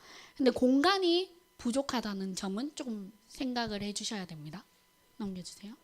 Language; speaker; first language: Korean; native; Korean